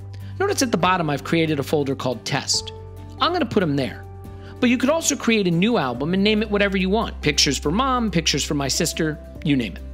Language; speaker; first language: English; native; English